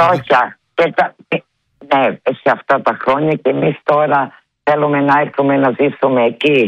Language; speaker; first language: Greek; early bilingual, heritage; Greek